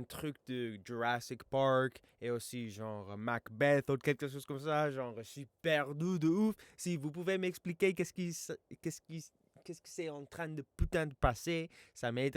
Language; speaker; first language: French; non-native, fluent; English